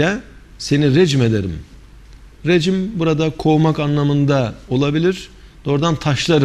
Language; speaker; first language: Turkish; native; Turkish